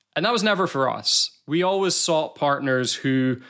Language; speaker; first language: English; native; English